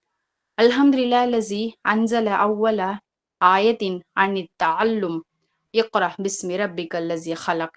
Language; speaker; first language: Arabic; non-native, learner; Tamil